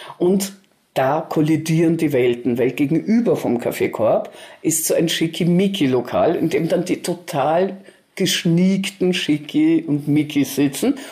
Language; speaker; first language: German; early bilingual, other home language; Russian